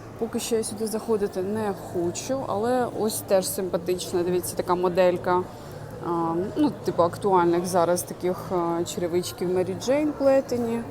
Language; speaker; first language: Ukrainian; native; Ukrainian